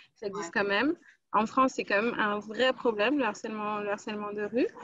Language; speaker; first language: French; native; French